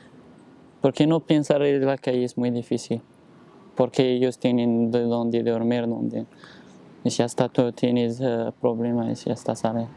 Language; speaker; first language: Spanish; non-native, learner; Arabic